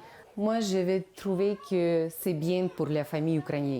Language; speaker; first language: French; non-native, learner; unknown